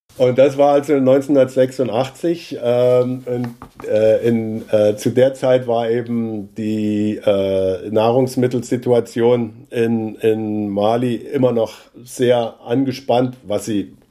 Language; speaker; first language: German; native; German